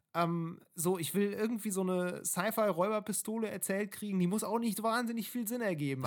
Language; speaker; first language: German; native; German